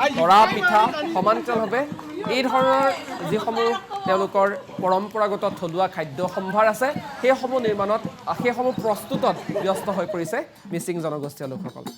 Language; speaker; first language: Assamese; native; Assamese